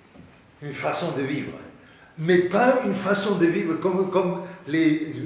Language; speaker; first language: French; non-native, learner; Hebrew